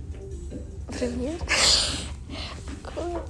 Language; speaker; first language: French; non-native, learner; Ukrainian